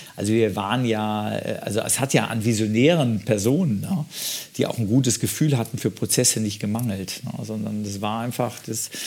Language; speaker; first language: German; native; German